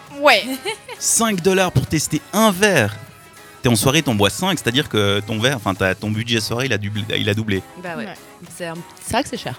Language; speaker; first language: French; native; French